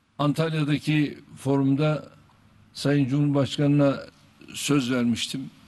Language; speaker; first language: Turkish; native; Turkish